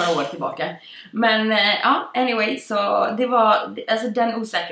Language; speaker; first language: Swedish; native; Swedish